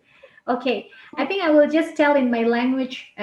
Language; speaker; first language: English; non-native, fluent; Indonesian